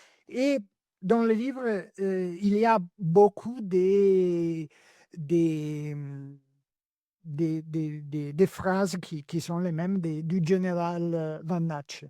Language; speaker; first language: French; non-native, learner; Italian